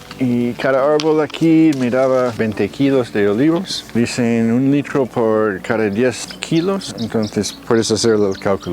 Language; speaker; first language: Spanish; non-native, fluent; English